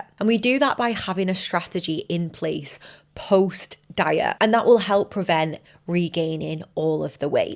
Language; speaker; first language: English; native; English